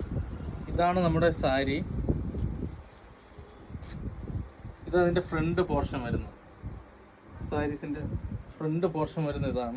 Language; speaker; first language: Malayalam; native; Malayalam